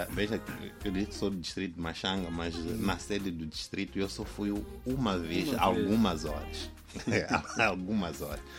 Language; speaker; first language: Portuguese; non-native, local second language; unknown